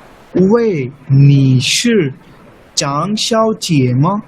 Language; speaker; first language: Chinese; non-native, fluent; Urdu